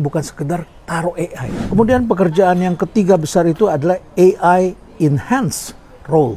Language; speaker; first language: Indonesian; native; Indonesian